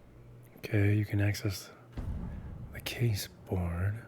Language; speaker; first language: English; native; English